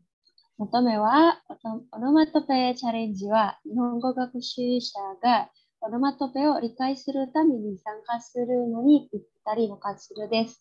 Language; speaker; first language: Japanese; non-native, fluent; Indonesian